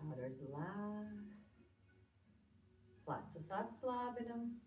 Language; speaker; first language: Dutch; non-native, fluent; Latvian